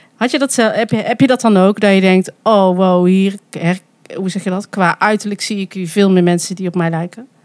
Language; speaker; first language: Dutch; native; Dutch